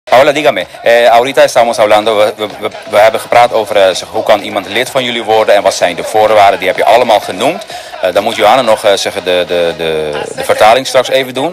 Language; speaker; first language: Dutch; non-native, fluent; Spanish